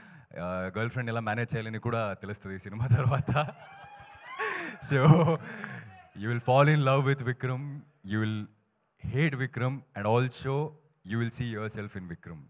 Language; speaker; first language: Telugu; non-native, fluent; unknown